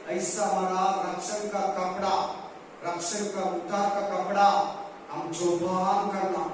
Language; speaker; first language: Hindi; non-native, local second language; Kannada